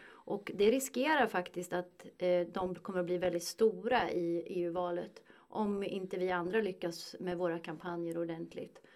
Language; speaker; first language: Swedish; native; Swedish